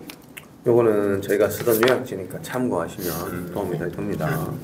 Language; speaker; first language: Korean; native; Korean